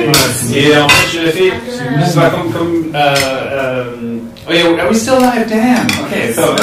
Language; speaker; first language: French; non-native, fluent; German